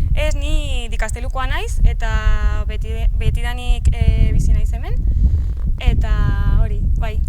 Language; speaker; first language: Basque; non-native, local second language; Spanish